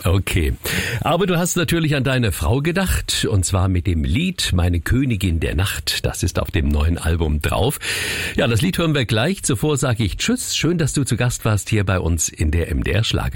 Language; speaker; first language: German; native; German